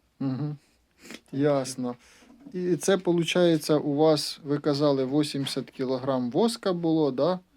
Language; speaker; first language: Ukrainian; native; Ukrainian